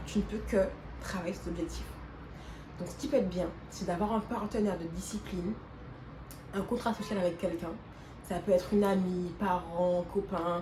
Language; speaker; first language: French; native; French